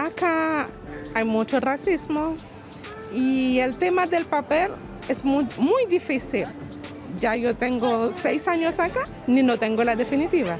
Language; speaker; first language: Spanish; non-native, fluent; Haitian Creole